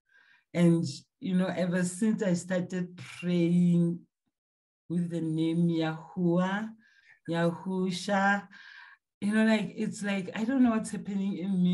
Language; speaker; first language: English; non-native, local second language; Tsonga